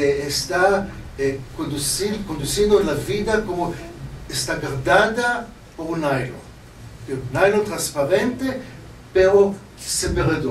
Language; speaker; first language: Spanish; non-native, learner; Hebrew